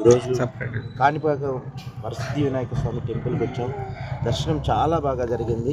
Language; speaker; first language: Telugu; native; Telugu